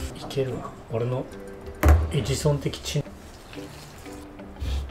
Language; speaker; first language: Japanese; native; Japanese